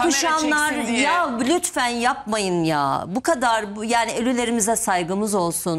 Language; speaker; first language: Turkish; native; Turkish